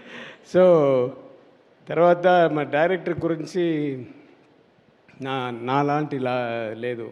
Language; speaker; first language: Telugu; non-native, learner; Tamil